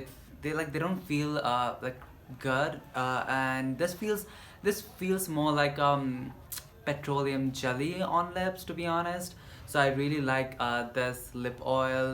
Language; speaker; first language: English; non-native, local second language; Nepali